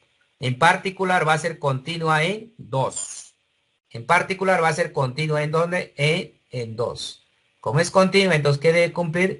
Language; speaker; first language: Spanish; native; Spanish